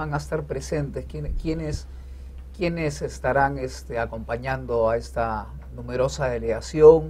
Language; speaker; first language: Spanish; native; Spanish